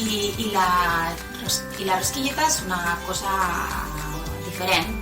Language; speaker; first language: Catalan; non-native, local second language; Spanish